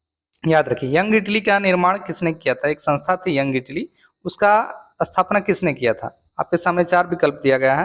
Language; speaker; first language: Hindi; native; Hindi